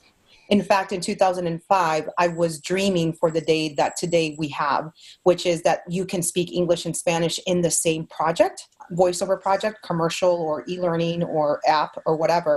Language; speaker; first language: English; early bilingual, other home language; Spanish